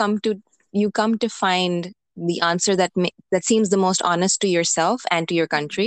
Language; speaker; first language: English; non-native, local second language; Urdu